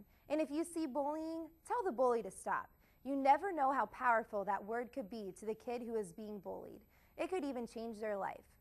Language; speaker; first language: English; native; English